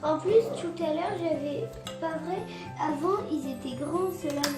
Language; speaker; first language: French; early bilingual, other home language; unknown